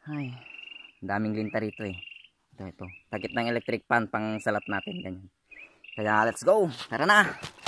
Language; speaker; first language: Filipino; non-native, local second language; Iloko